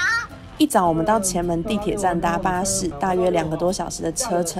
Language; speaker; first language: Chinese; native; Chinese